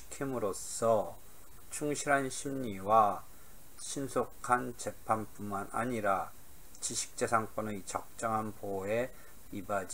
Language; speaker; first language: Korean; native; Korean